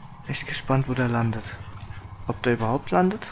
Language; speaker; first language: German; native; German